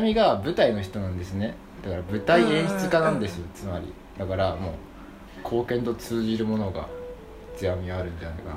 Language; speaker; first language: Japanese; native; Japanese